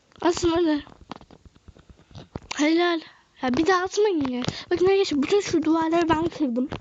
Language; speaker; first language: Turkish; native; Turkish